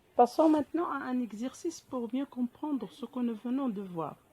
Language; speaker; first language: French; non-native, local second language; Arabic